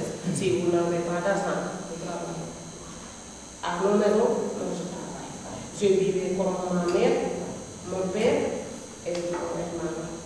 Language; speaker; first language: French; non-native, learner; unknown